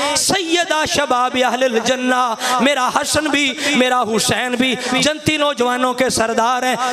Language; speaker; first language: Urdu; non-native, local second language; Punjabi